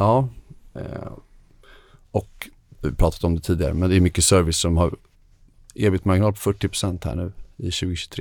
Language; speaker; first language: Swedish; native; Swedish